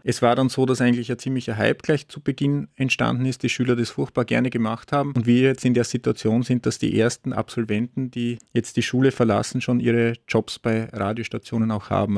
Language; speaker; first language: German; native; German